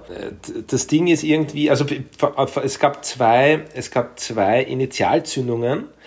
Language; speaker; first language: German; native; German